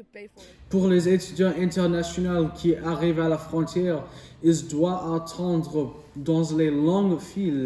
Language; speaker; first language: French; non-native, learner; English